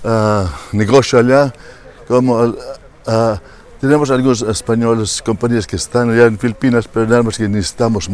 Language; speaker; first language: Spanish; non-native, learner; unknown